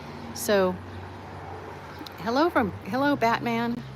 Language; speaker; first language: English; native; English